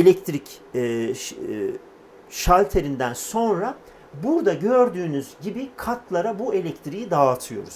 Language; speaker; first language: Turkish; native; Turkish